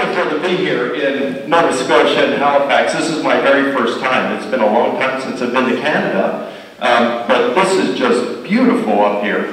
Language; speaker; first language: English; native; English